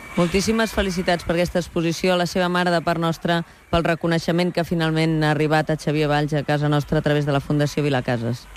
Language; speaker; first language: Catalan; native; Catalan